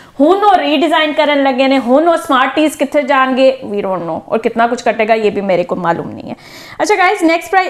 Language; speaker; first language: Urdu; native; Urdu